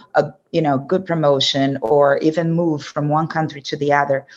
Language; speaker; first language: English; non-native, fluent; Portuguese